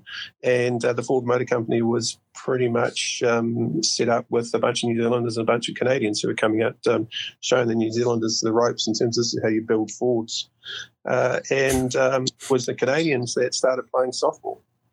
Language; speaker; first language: English; native; English